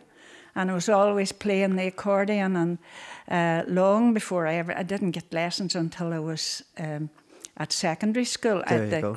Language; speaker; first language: English; native; English